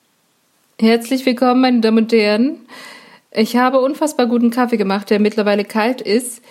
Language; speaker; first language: German; native; German